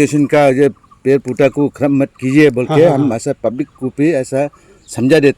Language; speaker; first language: Hindi; non-native, local second language; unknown